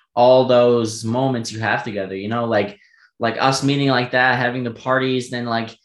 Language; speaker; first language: English; non-native, fluent; German